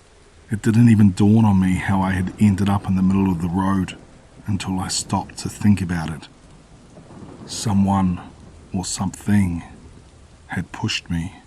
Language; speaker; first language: English; native; English